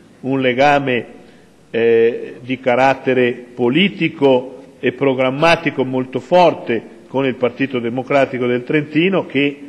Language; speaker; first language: Italian; native; Italian